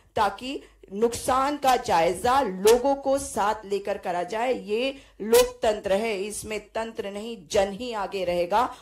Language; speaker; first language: Hindi; native; Hindi